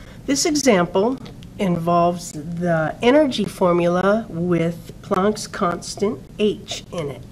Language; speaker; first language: English; native; English